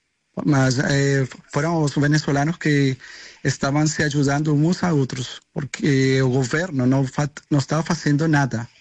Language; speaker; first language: Portuguese; non-native, learner; Spanish